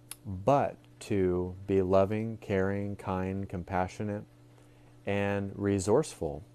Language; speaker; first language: English; native; English